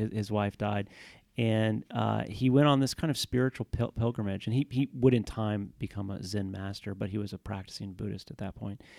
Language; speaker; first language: English; native; English